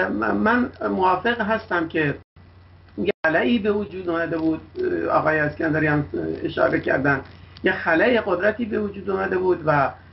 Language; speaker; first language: Persian; non-native, local second language; Kurdish